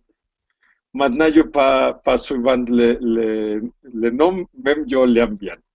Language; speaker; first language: French; non-native, learner; Spanish